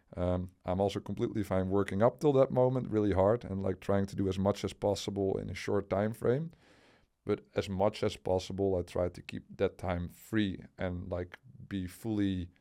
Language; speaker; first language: English; non-native, fluent; Dutch